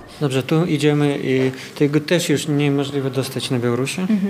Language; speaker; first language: Polish; non-native, fluent; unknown